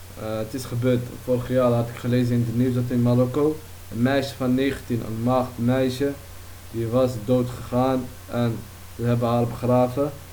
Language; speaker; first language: Dutch; early bilingual, other home language; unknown